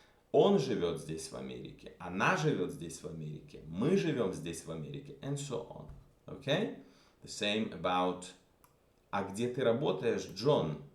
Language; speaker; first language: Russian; non-native, fluent; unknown